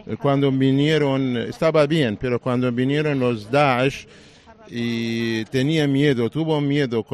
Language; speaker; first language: Spanish; non-native, fluent; Arabic